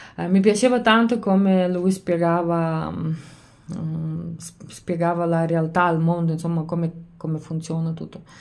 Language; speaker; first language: Italian; non-native, fluent; Lithuanian